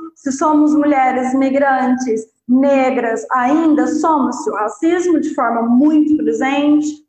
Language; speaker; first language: Portuguese; native; Portuguese